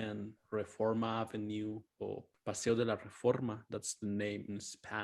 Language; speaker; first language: English; non-native, fluent; Spanish